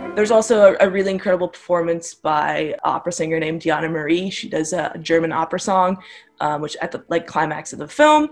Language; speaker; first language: English; native; English